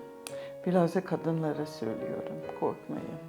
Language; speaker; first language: Turkish; non-native, fluent; English